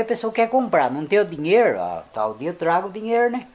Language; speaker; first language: Portuguese; native; Portuguese